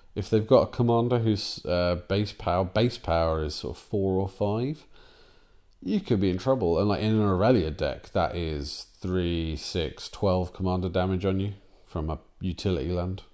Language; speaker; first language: English; native; English